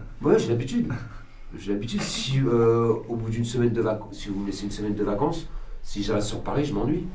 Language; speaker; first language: French; native; French